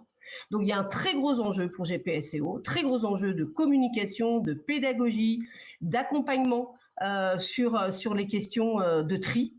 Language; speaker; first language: French; native; French